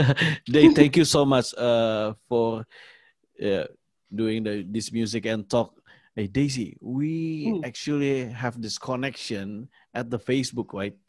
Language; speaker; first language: English; non-native, learner; Indonesian